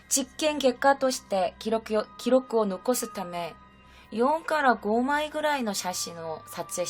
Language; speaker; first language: Japanese; non-native, fluent; Korean